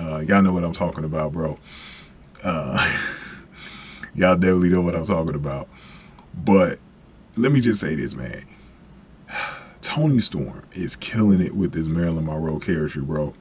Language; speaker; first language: English; native; English